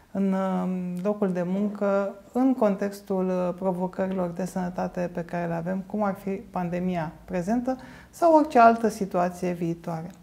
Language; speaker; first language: Romanian; native; Romanian